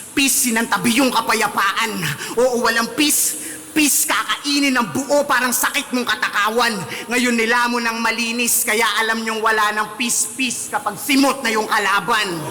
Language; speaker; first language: Filipino; native; Filipino